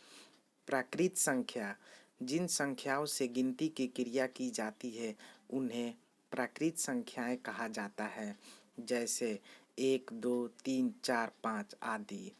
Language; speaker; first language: Hindi; native; Hindi